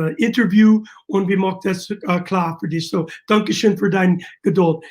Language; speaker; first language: German; non-native, learner; English